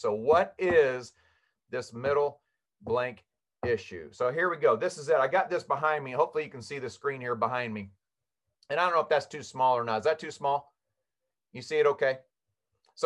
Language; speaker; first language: English; native; English